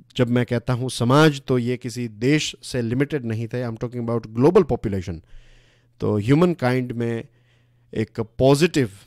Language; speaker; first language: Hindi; non-native, local second language; Gujarati